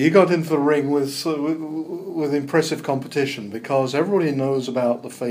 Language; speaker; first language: English; native; English